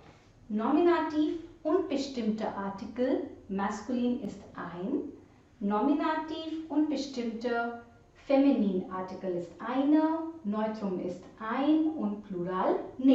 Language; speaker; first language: German; non-native, fluent; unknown